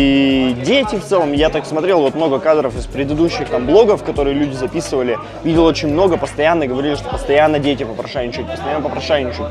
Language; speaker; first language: Russian; native; Russian